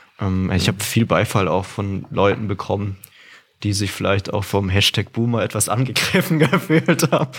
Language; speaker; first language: German; native; German